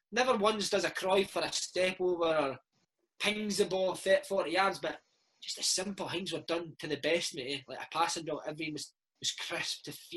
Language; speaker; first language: English; native; English